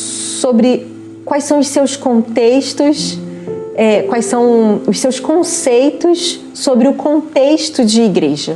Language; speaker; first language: Portuguese; native; Portuguese